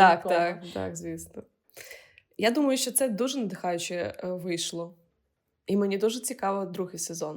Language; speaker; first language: Ukrainian; non-native, local second language; Russian